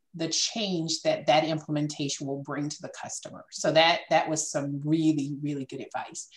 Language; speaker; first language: English; native; English